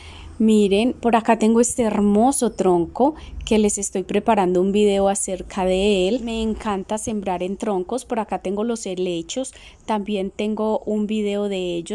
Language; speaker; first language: Spanish; native; Spanish